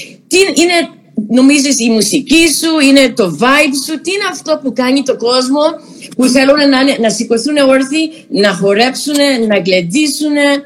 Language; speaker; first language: Greek; early bilingual, other home language; English